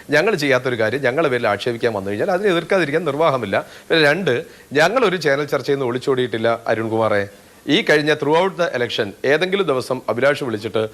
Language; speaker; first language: Malayalam; native; Malayalam